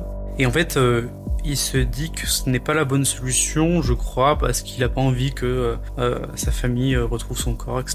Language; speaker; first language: French; native; French